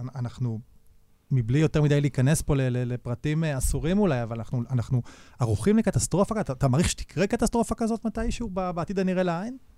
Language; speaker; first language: Hebrew; native; Hebrew